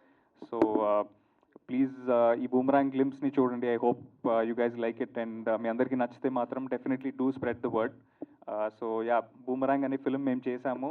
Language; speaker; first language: Telugu; native; Telugu